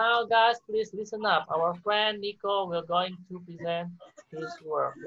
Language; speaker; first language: English; non-native, fluent; Indonesian